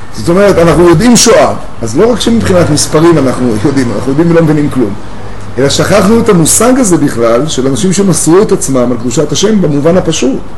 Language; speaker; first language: Hebrew; native; Hebrew